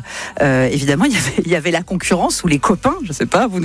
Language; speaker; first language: French; native; French